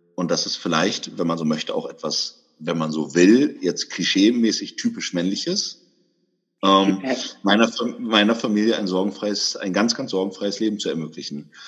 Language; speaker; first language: German; native; German